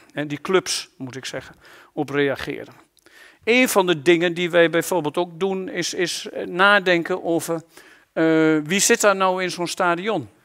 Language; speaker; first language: Dutch; native; Dutch